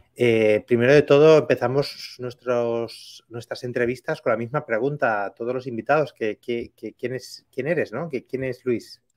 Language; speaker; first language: Spanish; native; Spanish